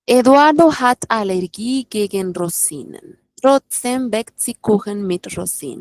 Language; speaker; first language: German; non-native, fluent; Spanish